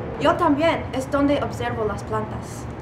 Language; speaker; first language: Spanish; non-native, learner; English